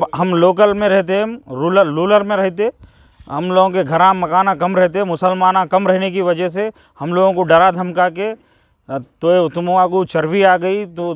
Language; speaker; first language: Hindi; non-native, local second language; Urdu